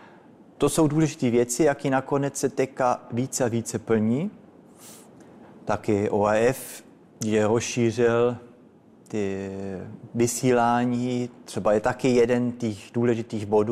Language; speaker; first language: Czech; early bilingual, heritage; Czech